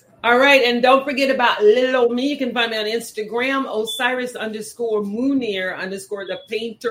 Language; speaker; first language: English; native; English